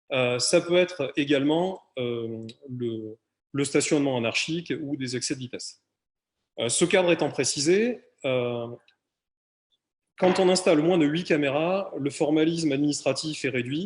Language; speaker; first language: French; native; French